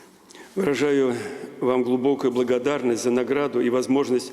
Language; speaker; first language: Russian; native; Russian